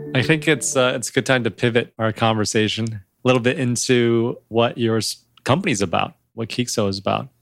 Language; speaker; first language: English; early bilingual, other home language; Chinese